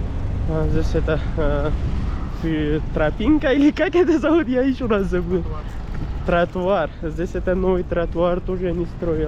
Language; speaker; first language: Russian; non-native, learner; Urdu